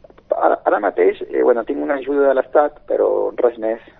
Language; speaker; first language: Catalan; non-native, local second language; Spanish